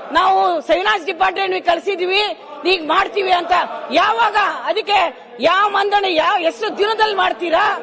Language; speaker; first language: Kannada; non-native, local second language; Urdu